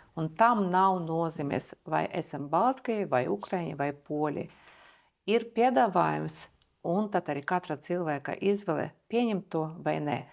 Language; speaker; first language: Latvian; early bilingual, other home language; Belarusian